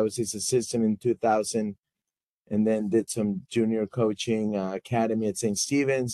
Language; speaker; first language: English; non-native, fluent; Spanish